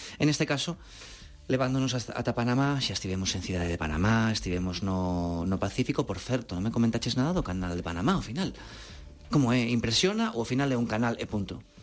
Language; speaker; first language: Galician; native; Galician